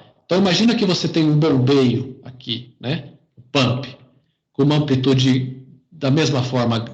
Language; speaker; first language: Portuguese; native; Portuguese